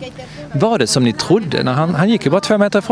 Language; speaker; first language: Swedish; native; Swedish